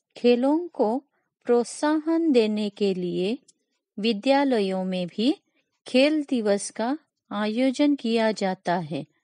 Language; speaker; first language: Hindi; non-native, local second language; Kannada